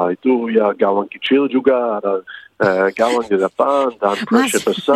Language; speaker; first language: Indonesian; early bilingual, heritage; English